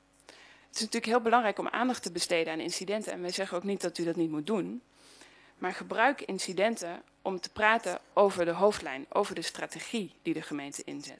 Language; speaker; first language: Dutch; native; Dutch